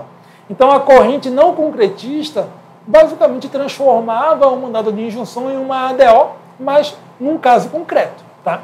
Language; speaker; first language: Portuguese; native; Portuguese